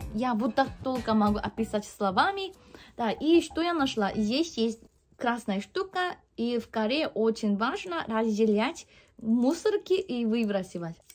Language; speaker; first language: Russian; non-native, fluent; Korean